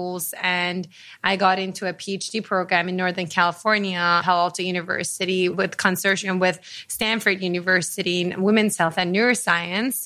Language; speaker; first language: English; non-native, fluent; Persian